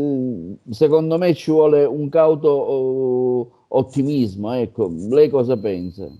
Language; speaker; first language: Italian; native; Italian